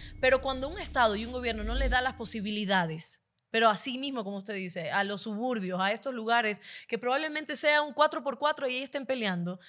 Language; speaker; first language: Spanish; native; Spanish